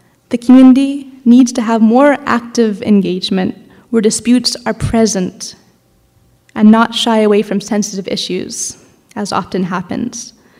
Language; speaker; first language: English; native; English